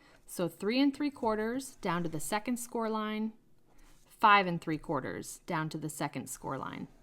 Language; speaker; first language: English; native; English